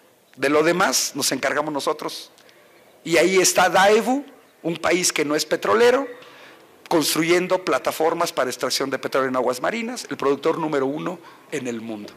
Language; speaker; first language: Spanish; native; Spanish